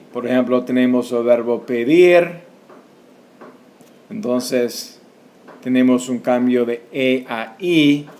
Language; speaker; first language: Spanish; non-native, fluent; English